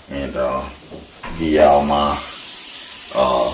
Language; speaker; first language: English; native; English